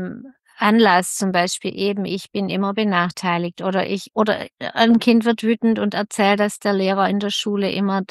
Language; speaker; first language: German; native; German